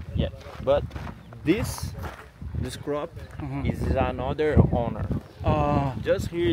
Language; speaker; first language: English; non-native, learner; Portuguese